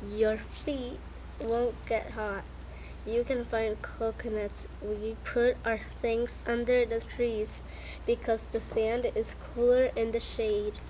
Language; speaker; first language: English; early bilingual, other home language; Spanish